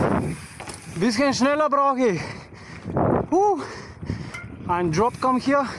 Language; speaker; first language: German; non-native, learner; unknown